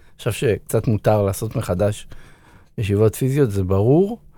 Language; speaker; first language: Hebrew; native; Hebrew